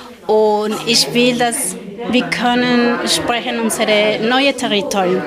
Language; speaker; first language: German; non-native, learner; Spanish